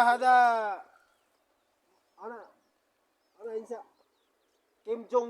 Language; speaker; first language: Arabic; non-native, learner; Filipino